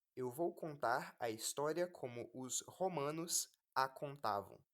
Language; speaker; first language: Portuguese; non-native, fluent; English